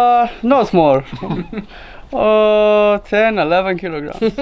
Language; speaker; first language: English; non-native, learner; Romanian